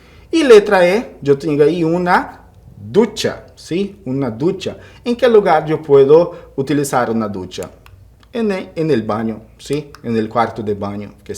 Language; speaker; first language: Spanish; non-native, fluent; Portuguese